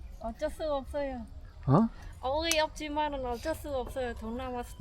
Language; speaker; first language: Korean; non-native, fluent; Khmer